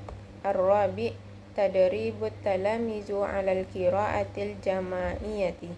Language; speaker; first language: Arabic; non-native, learner; Indonesian